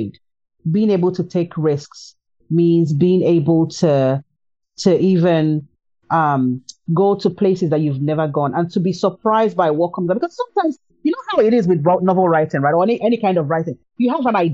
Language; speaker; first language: English; non-native, local second language; Igbo